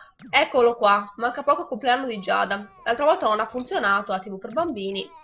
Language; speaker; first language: Italian; native; Italian